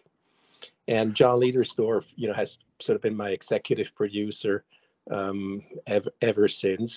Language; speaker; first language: English; non-native, fluent; German